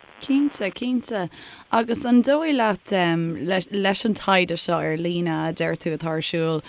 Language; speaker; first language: Irish; native; Irish